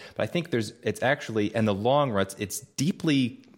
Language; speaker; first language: English; native; English